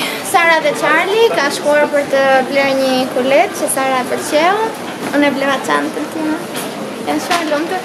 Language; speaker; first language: German; non-native, learner; Albanian